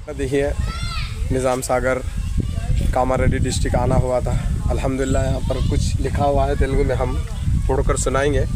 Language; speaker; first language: Urdu; native; Urdu